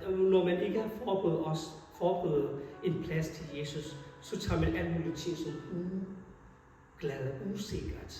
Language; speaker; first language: Danish; non-native, fluent; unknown